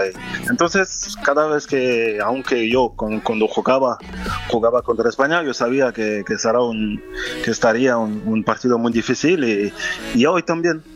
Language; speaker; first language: Spanish; non-native, fluent; French